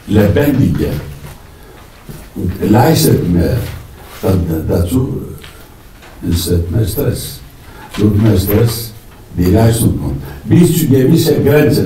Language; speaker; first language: German; non-native, fluent; Greek